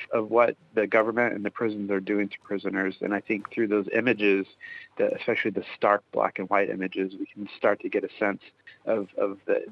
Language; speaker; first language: English; native; English